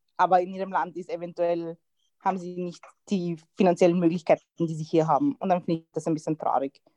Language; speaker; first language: German; early bilingual, other home language; Croatian